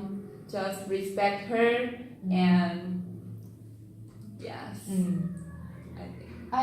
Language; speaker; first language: English; non-native, learner; Chinese